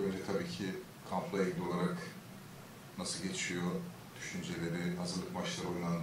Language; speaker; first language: Turkish; native; Turkish